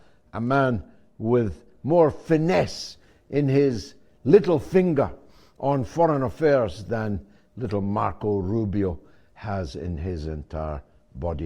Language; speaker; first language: English; native; English